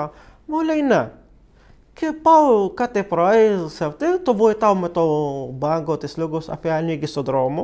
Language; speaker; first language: Greek; non-native, learner; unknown